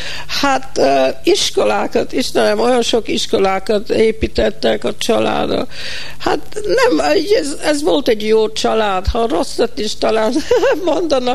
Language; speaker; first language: Hungarian; early bilingual, heritage; Hungarian